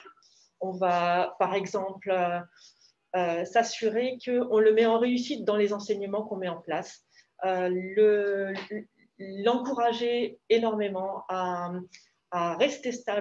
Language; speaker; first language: French; native; French